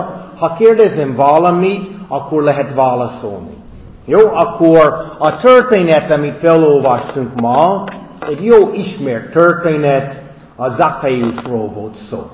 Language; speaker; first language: Hungarian; non-native, fluent; English